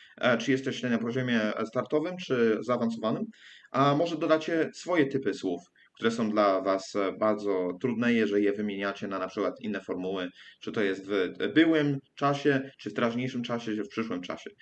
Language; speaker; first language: Polish; early bilingual, heritage; English